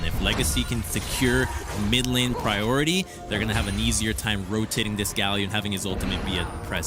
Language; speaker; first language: English; native; English